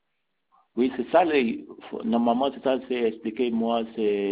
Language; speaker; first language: French; non-native, learner; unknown